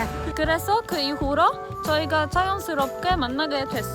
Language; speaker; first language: Korean; non-native, fluent; Polish